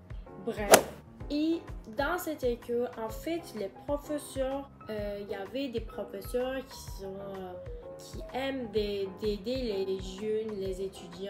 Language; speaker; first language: French; non-native, learner; Turkish